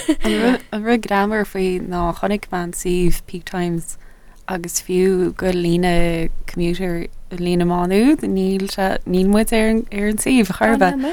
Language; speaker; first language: Irish; native; Irish